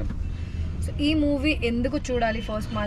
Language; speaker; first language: Telugu; non-native, fluent; Hindi